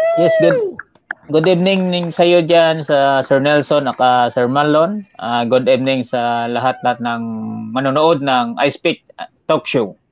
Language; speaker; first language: Filipino; non-native, local second language; Hiligaynon